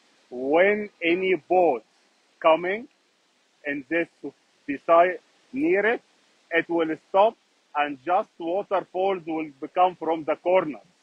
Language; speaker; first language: English; non-native, fluent; Arabic